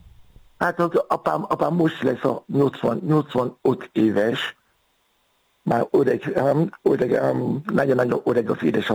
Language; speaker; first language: Hungarian; non-native, fluent; Yoruba